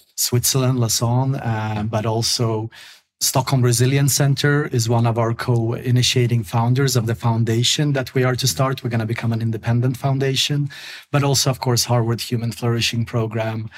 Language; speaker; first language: English; non-native, fluent; Swedish